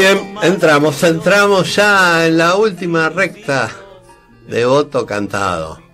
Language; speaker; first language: Spanish; native; Spanish